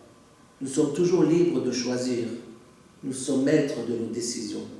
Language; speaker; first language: French; native; French